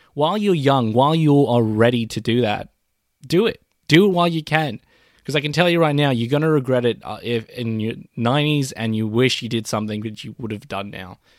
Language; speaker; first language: English; early bilingual, other home language; Filipino